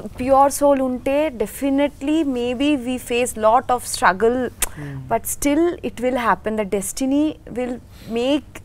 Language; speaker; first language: Telugu; non-native, learner; Bangla